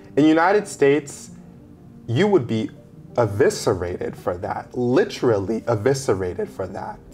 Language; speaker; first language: English; native; English